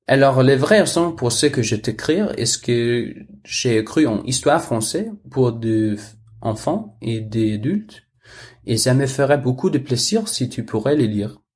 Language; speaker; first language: French; non-native, learner; Danish